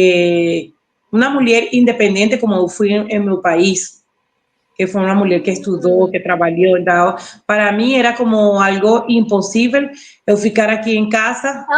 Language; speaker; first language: Portuguese; non-native, learner; Spanish